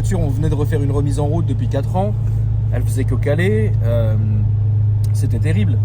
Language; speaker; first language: French; native; French